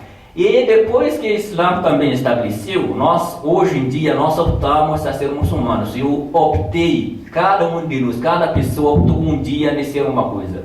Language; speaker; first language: Portuguese; non-native, fluent; Tamasheq